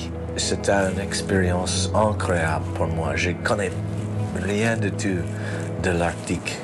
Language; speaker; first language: French; non-native, learner; English